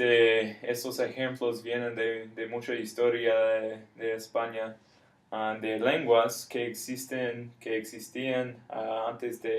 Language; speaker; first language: Spanish; non-native, fluent; English